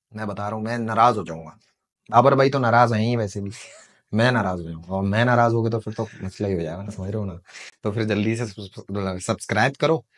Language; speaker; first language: Urdu; native; Urdu